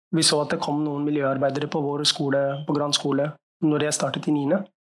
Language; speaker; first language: Norwegian; early bilingual, other home language; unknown